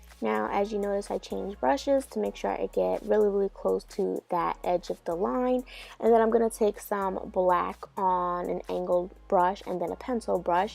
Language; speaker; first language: English; native; English